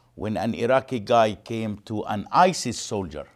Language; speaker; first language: English; non-native, fluent; Arabic